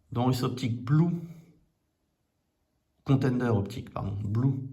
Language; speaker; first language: French; native; French